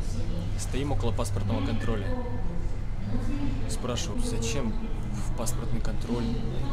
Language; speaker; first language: Russian; native; Russian